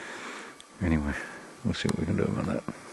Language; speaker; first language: English; native; English